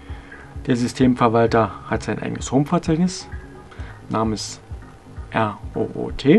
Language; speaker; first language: German; native; German